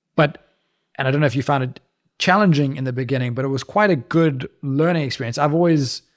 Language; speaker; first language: English; native; English